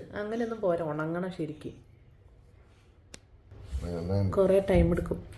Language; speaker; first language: Malayalam; native; Malayalam